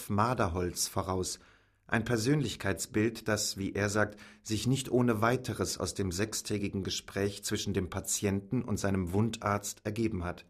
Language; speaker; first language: German; native; German